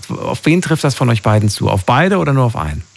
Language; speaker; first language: German; native; German